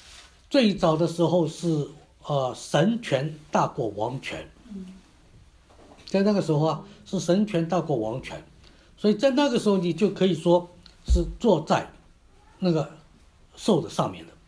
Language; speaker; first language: Chinese; native; Chinese